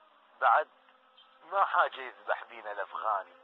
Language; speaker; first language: Arabic; native; Arabic